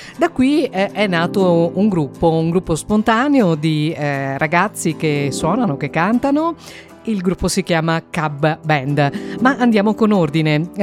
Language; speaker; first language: Italian; native; Italian